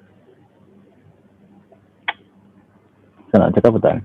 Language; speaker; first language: Malay; non-native, local second language; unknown